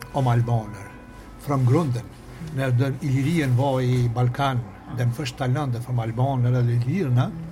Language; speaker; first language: Swedish; non-native, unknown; Albanian